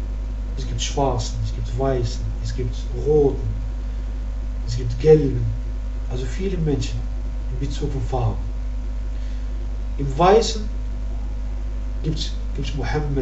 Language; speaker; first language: German; non-native, learner; Arabic